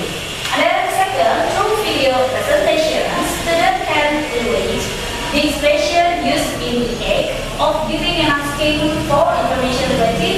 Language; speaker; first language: English; non-native, learner; Indonesian